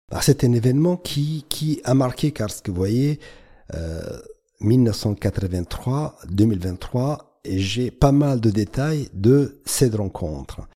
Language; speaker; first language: French; non-native, fluent; Romanian